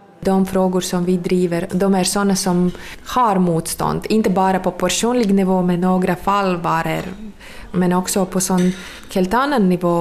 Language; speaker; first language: Swedish; non-native, fluent; Latvian